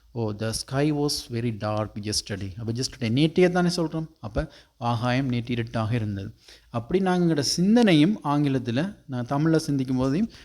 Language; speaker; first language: Tamil; native; Tamil